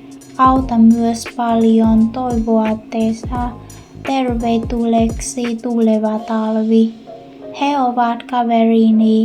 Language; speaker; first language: Finnish; non-native, learner; Vietnamese